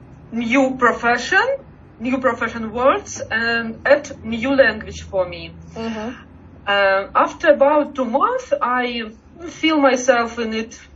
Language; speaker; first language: English; non-native, learner; Russian